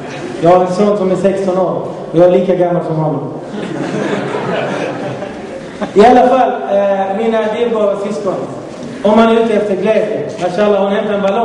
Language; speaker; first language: Swedish; non-native, fluent; Arabic